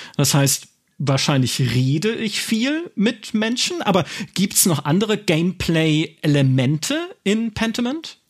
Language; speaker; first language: German; native; German